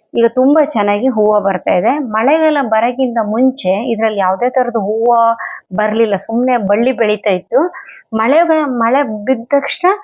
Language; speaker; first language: Kannada; non-native, local second language; Telugu